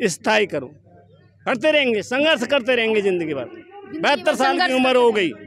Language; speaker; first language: Hindi; native; Hindi